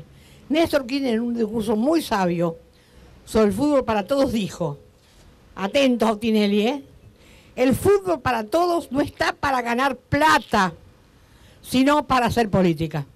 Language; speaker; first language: Spanish; native; Spanish